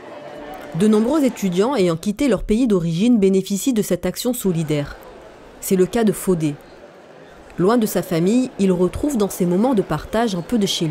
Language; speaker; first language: French; native; French